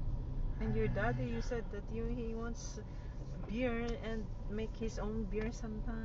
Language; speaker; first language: English; non-native, local second language; Iloko